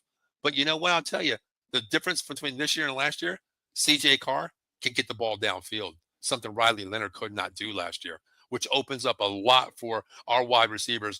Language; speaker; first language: English; native; English